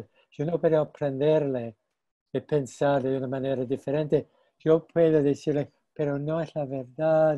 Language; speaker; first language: Spanish; non-native, fluent; English